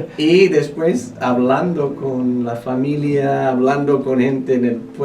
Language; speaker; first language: Spanish; non-native, fluent; English